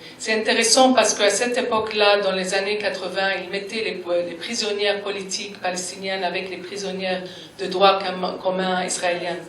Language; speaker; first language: French; non-native, fluent; Arabic